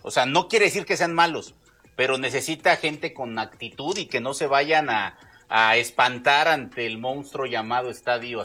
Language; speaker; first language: Spanish; native; Spanish